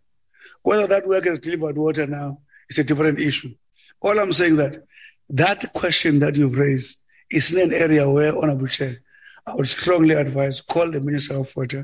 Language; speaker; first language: English; non-native, local second language; Xhosa